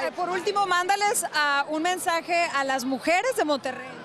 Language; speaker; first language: Spanish; native; Spanish